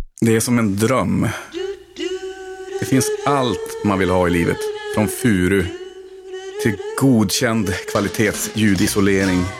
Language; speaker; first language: Swedish; native; Swedish